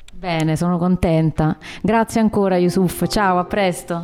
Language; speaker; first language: Italian; native; Italian